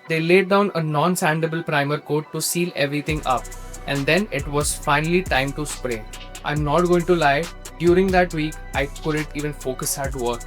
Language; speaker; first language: English; non-native, local second language; Hindi